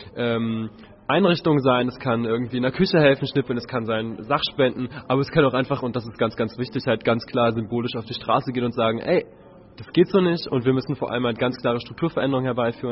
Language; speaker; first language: German; native; German